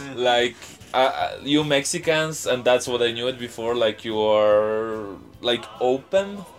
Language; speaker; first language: English; non-native, fluent; Polish